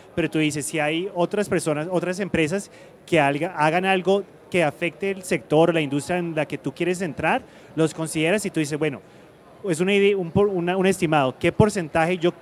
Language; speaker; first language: Spanish; early bilingual, heritage; Spanish